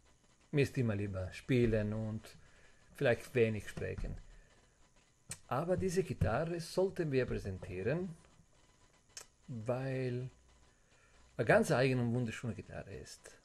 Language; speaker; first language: German; non-native, fluent; Italian